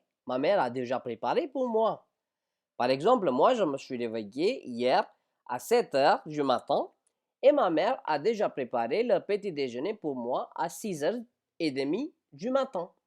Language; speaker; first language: French; non-native, fluent; Hindi